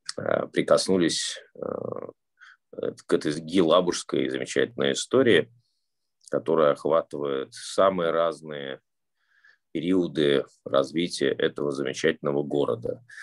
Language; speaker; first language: Russian; native; Russian